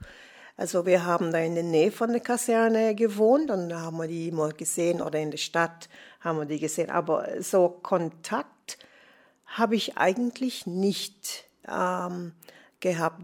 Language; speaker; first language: German; non-native, fluent; English